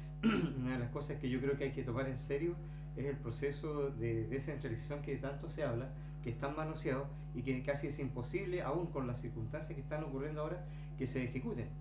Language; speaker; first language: Spanish; native; Spanish